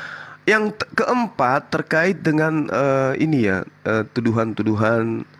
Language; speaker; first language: Indonesian; native; Indonesian